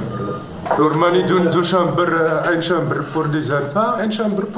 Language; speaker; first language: French; non-native, learner; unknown